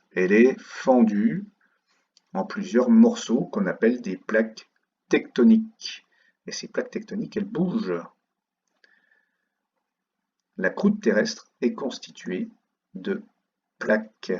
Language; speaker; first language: French; native; French